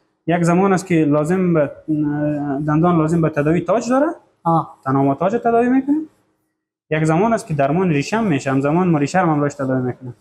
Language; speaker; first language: Persian; native; Persian